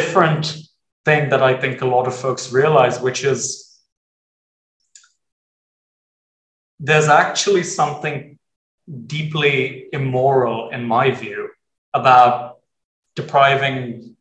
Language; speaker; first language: English; native; English